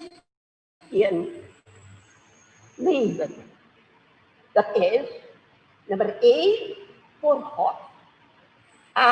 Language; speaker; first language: Dutch; non-native, fluent; Indonesian